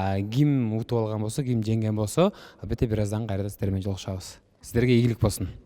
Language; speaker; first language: Kyrgyz; native; Kyrgyz